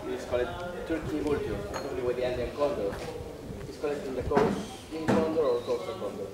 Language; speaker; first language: English; non-native, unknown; Spanish